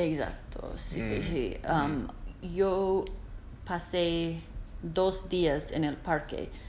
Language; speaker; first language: Spanish; non-native, learner; English